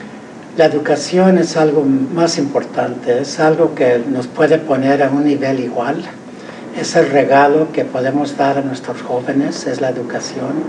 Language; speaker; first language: Spanish; early bilingual, heritage; Spanish